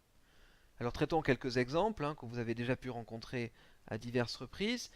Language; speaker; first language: French; native; French